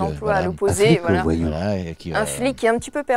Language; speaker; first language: French; native; French